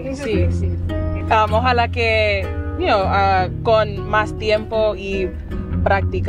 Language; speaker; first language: Spanish; non-native, learner; English